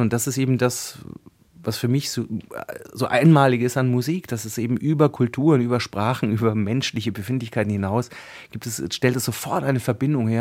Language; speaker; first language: German; native; German